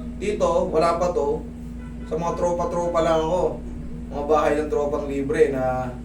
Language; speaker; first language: Filipino; non-native, local second language; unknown